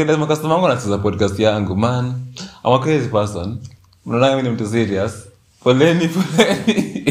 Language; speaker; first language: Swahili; native; Swahili